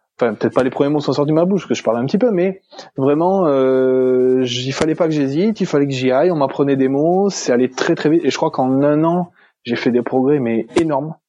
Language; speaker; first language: French; native; French